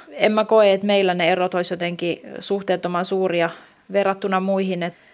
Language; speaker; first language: Finnish; native; Finnish